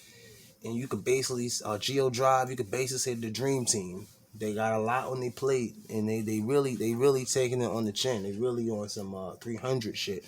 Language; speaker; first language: English; native; English